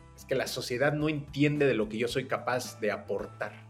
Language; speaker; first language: Spanish; native; Spanish